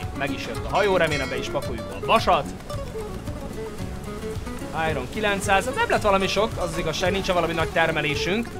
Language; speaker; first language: Hungarian; native; Hungarian